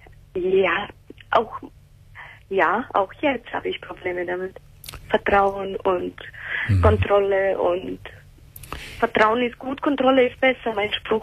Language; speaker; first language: German; early bilingual, other home language; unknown